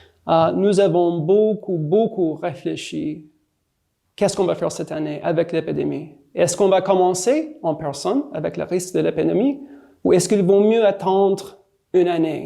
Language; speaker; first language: French; non-native, fluent; English